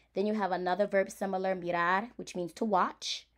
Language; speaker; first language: English; early bilingual, other home language; Spanish